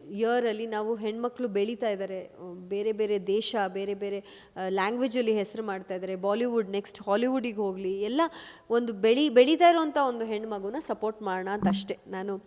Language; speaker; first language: Kannada; non-native, local second language; Kodava